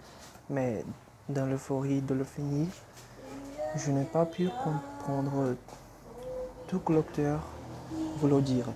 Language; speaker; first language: French; non-native, fluent; Portuguese